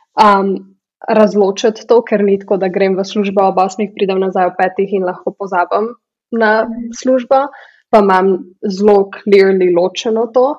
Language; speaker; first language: Slovenian; early bilingual, heritage; Slovenian